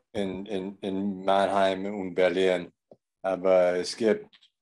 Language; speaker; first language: German; non-native, learner; English